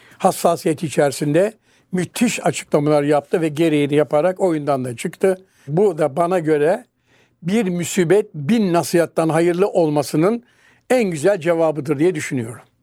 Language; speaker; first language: Turkish; native; Turkish